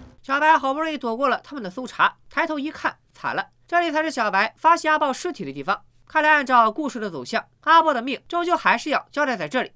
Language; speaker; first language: Chinese; native; Chinese